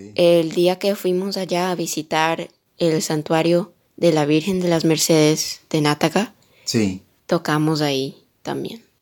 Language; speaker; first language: Spanish; early bilingual, heritage; Spanish